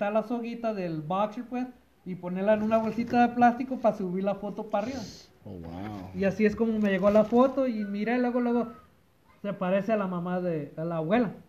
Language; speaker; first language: Spanish; early bilingual, heritage; Spanish